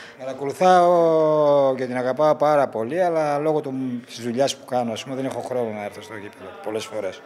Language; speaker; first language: Greek; native; Greek